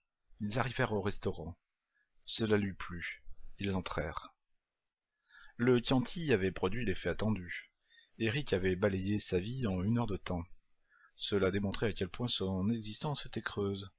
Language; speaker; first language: French; native; French